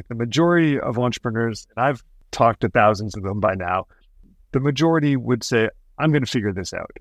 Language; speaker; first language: English; native; English